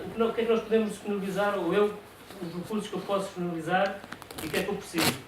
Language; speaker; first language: Portuguese; native; Portuguese